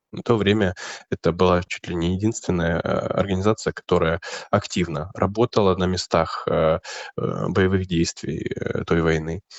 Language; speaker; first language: Russian; native; Russian